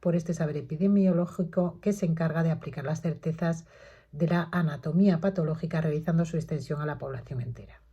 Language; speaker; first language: Spanish; native; Spanish